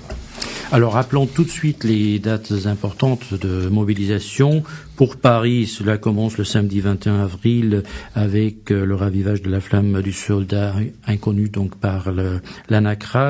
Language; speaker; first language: French; native; French